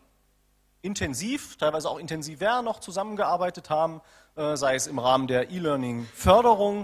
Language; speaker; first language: German; native; German